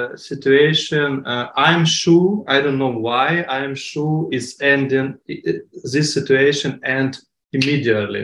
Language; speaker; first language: English; non-native, learner; Ukrainian